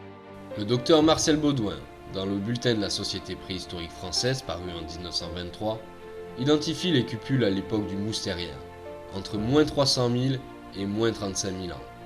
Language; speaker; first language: French; native; French